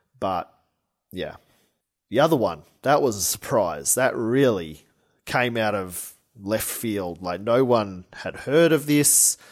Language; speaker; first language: English; native; English